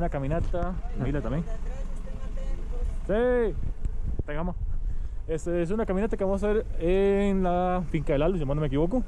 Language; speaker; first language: Spanish; native; Spanish